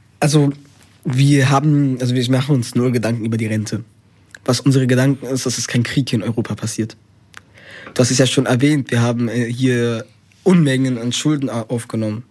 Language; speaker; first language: German; early bilingual, other home language; Spanish